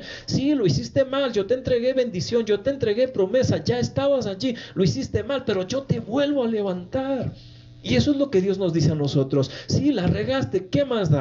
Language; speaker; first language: Spanish; native; Spanish